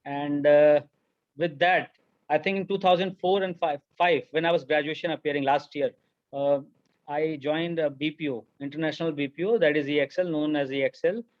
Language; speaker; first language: English; non-native, local second language; Hindi